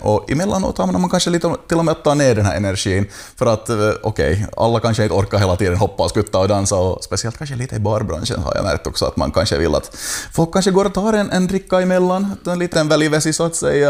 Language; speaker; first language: Swedish; native; Swedish